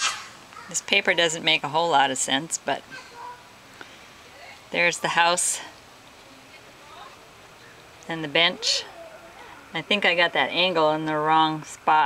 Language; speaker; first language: English; native; English